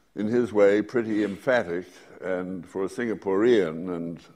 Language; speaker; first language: English; native; English